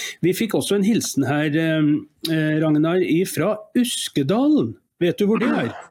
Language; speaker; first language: Norwegian; native; Norwegian